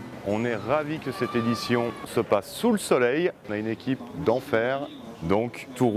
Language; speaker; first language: French; native; French